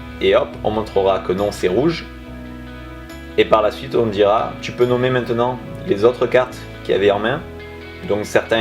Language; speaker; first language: French; native; French